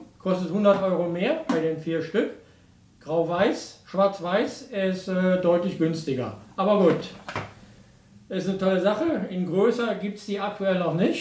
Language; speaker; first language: German; native; German